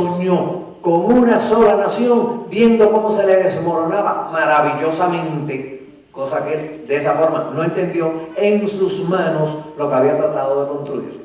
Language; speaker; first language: Spanish; native; Spanish